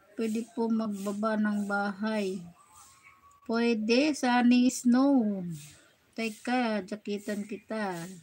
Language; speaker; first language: Filipino; non-native, local second language; Waray